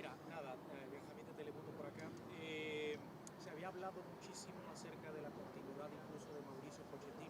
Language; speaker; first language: Spanish; native; Spanish